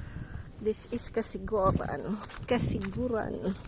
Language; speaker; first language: English; non-native, local second language; Filipino